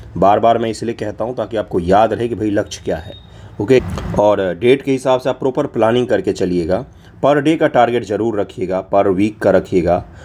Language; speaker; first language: Hindi; non-native, local second language; Maithili